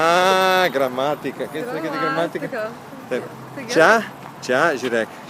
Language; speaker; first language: Lithuanian; non-native, learner; Italian